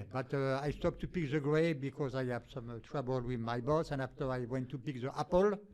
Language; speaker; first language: English; non-native, fluent; French